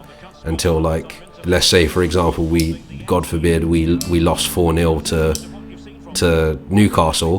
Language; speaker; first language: English; native; English